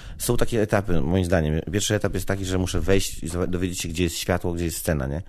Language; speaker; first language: Polish; native; Polish